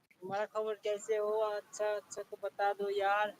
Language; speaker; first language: Hindi; non-native, learner; Bangla